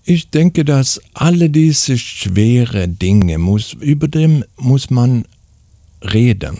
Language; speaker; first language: German; non-native, learner; Swedish